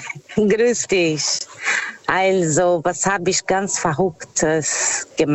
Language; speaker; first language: German; non-native, fluent; Portuguese